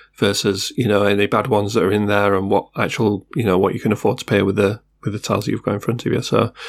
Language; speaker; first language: English; native; English